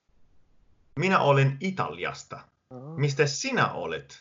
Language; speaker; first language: Finnish; non-native, learner; Italian